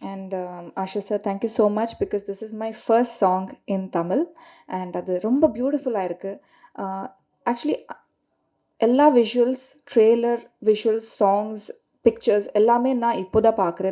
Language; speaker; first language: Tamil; non-native, learner; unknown